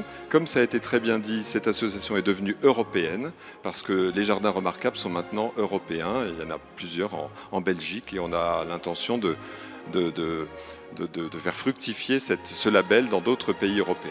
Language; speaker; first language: French; native; French